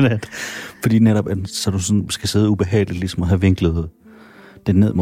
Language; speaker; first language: Danish; native; Danish